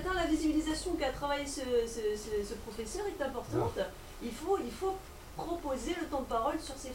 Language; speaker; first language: French; native; French